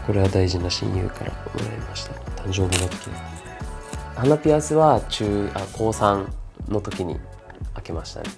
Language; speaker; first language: Japanese; native; Japanese